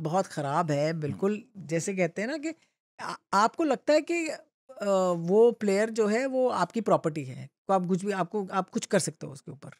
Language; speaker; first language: Hindi; non-native, local second language; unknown